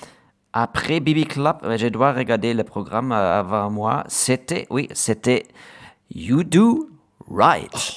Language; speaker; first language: French; non-native, learner; German